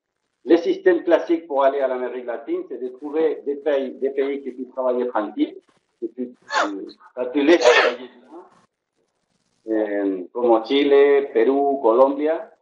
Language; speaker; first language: French; non-native, fluent; Spanish